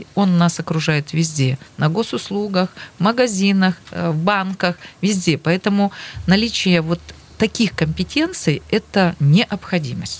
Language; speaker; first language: Russian; native; Russian